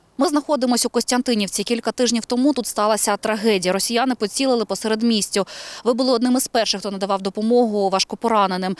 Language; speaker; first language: Ukrainian; native; Ukrainian